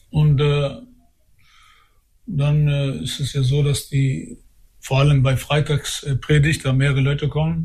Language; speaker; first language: German; early bilingual, other home language; Albanian